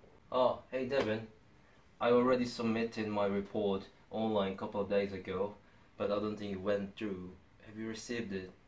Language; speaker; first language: English; non-native, fluent; Korean